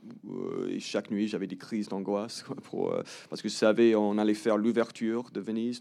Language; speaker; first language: French; early bilingual, heritage; English